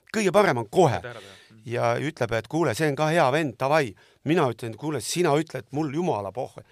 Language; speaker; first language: Estonian; native; Estonian